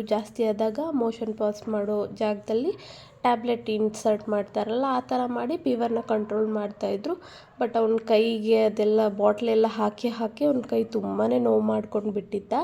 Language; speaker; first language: Kannada; native; Kannada